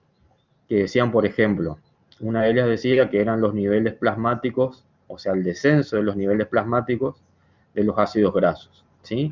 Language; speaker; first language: Spanish; native; Spanish